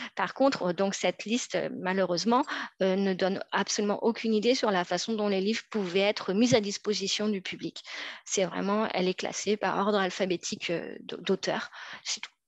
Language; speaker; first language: French; native; French